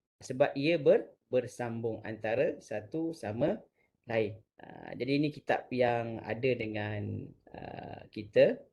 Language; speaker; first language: Malay; native; Malay